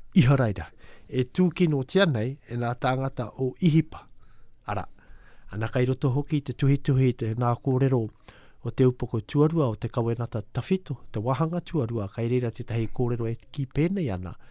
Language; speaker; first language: Māori; native; Māori